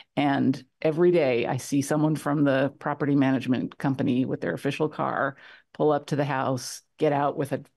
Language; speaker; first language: English; native; English